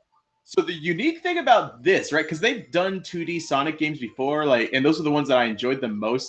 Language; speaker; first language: English; native; English